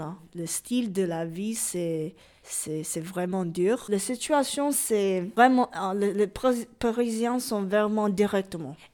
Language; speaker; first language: French; non-native, learner; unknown